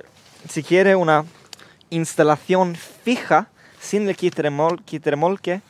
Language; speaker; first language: Spanish; non-native, learner; Swedish